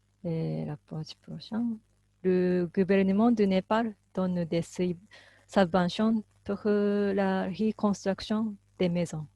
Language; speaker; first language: French; non-native, fluent; Japanese